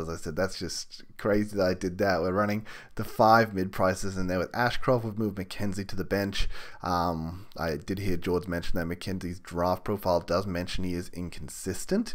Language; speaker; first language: English; native; English